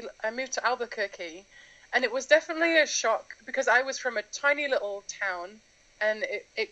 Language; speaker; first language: English; native; English